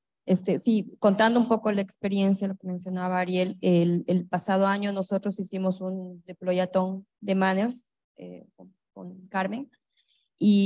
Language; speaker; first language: Spanish; native; Spanish